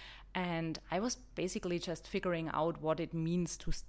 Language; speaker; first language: English; non-native, fluent; German